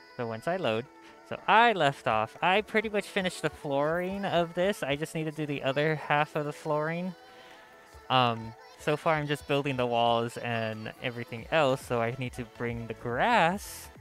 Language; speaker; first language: English; native; English